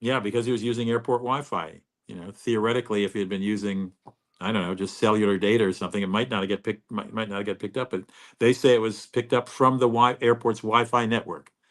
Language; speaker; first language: English; native; English